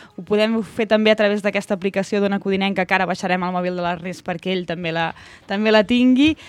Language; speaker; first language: Catalan; native; Catalan